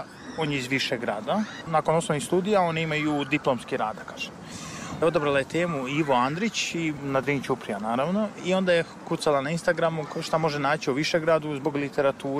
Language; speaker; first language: Serbian; native; Serbian